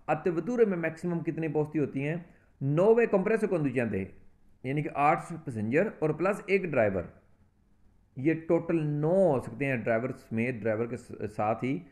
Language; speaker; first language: Urdu; non-native, local second language; Punjabi